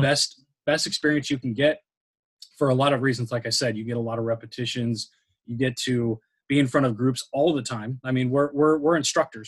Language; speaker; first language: English; native; English